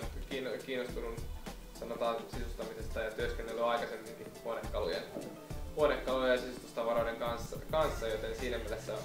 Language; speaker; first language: Finnish; native; Finnish